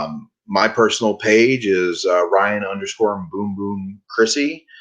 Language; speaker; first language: English; native; English